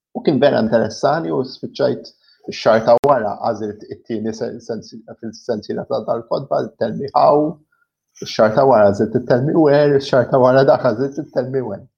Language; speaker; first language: Maltese; early bilingual, other home language; English